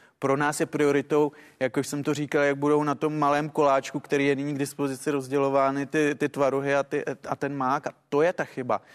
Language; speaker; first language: Czech; native; Czech